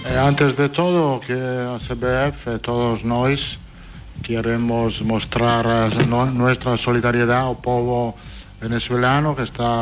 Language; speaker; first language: Portuguese; non-native, fluent; Italian